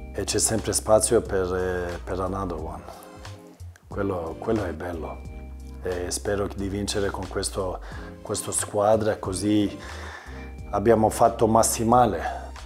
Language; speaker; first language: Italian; non-native, learner; Swedish